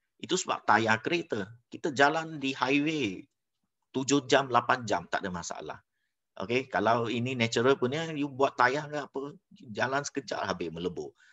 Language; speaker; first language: Malay; non-native, local second language; Chinese